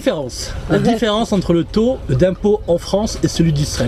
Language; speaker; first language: French; native; French